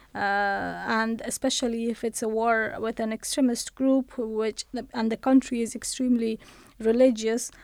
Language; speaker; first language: English; non-native, fluent; Persian